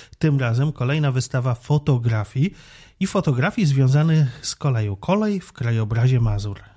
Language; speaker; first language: Polish; native; Polish